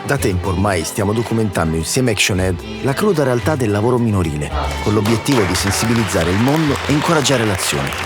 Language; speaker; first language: Italian; native; Italian